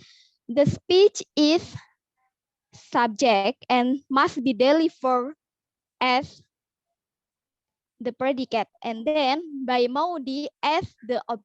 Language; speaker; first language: English; non-native, learner; Indonesian